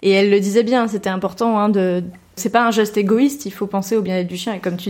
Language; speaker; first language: French; native; French